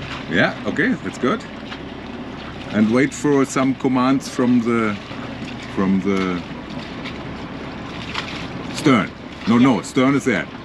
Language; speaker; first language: English; non-native, learner; German